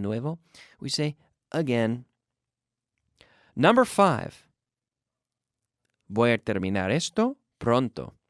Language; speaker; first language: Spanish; non-native, fluent; English